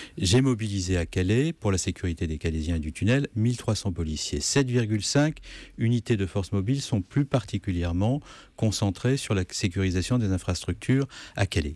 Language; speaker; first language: French; native; French